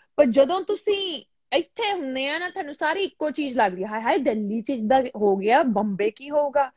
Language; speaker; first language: Punjabi; early bilingual, heritage; Punjabi